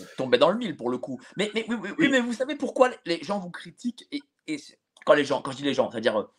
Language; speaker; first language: French; native; French